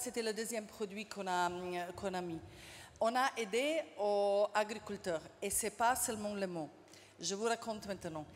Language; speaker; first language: French; non-native, fluent; Slovenian